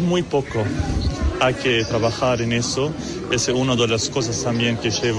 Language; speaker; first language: Spanish; non-native, fluent; Arabic